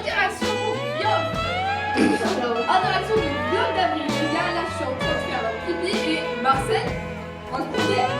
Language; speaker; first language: French; native; French